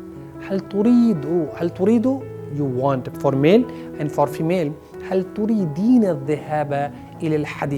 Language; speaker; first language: Arabic; non-native, fluent; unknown